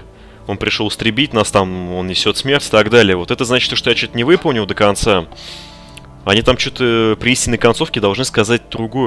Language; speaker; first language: Russian; native; Russian